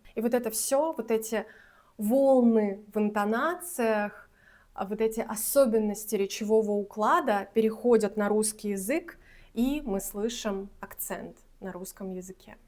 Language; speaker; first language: Russian; native; Russian